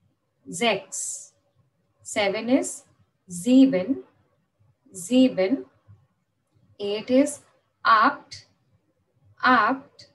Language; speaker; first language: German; non-native, fluent; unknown